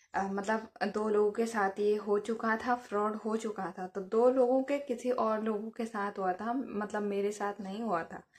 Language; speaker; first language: Hindi; native; Hindi